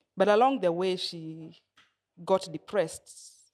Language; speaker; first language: English; non-native, local second language; Kikuyu